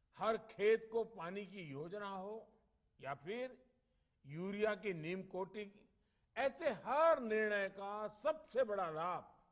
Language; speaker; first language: Hindi; non-native, local second language; Gujarati